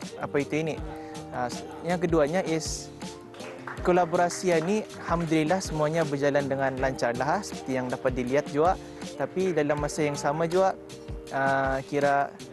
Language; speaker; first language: Malay; native; Malay